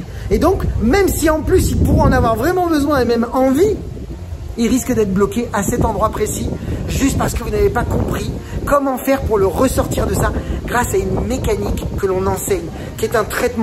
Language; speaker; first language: French; native; French